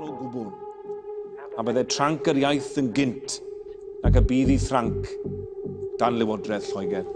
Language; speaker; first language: Welsh; native; Welsh